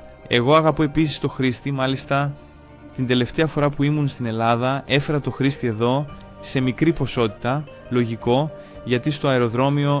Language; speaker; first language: Greek; non-native, learner; Portuguese